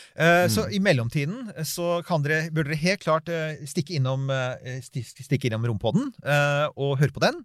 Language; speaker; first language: Norwegian; native; Norwegian